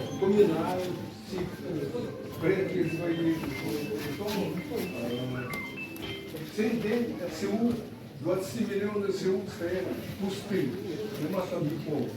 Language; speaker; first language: Ukrainian; non-native, learner; Korean